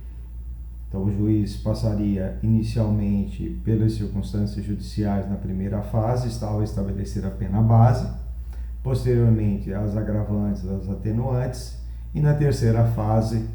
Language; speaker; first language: Portuguese; native; Portuguese